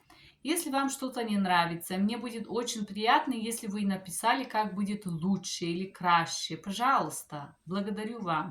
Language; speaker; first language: Russian; non-native, fluent; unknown